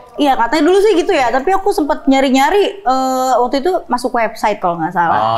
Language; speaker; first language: Indonesian; native; Indonesian